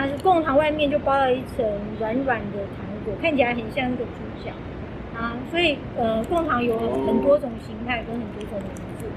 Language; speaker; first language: Chinese; native; Chinese